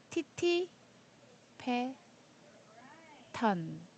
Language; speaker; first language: English; non-native, learner; Korean